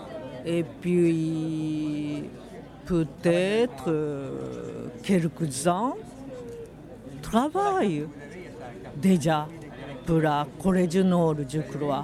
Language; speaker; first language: French; non-native, fluent; Japanese